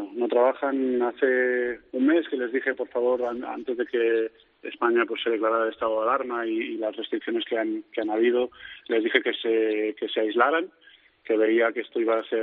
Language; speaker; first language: Spanish; native; Spanish